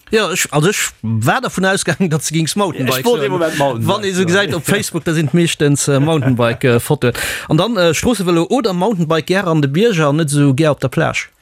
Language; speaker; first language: Luxembourgish; native; Luxembourgish